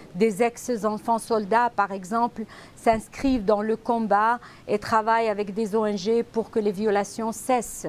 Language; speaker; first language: French; non-native, local second language; Arabic